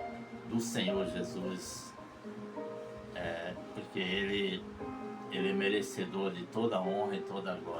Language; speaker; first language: Portuguese; native; Portuguese